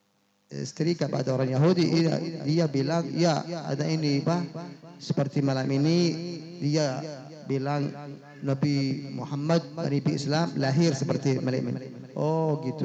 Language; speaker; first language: Indonesian; non-native, fluent; Arabic